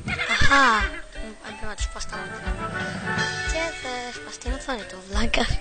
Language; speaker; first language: Greek; native; Greek